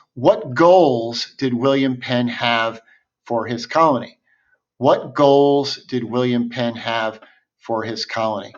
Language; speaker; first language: English; native; English